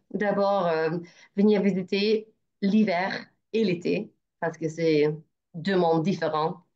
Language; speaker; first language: French; non-native, fluent; English